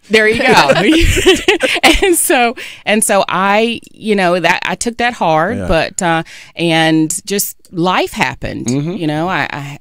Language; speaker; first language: English; native; English